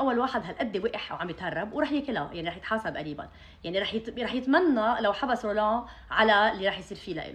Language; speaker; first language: Arabic; native; Arabic